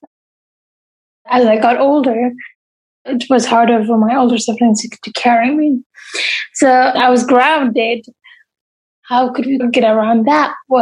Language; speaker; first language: English; non-native, fluent; Arabic